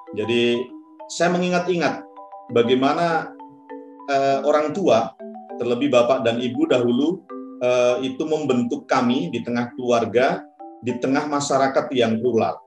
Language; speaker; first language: Indonesian; native; Indonesian